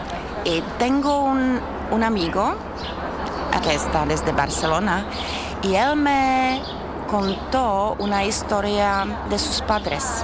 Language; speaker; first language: Spanish; non-native, fluent; Czech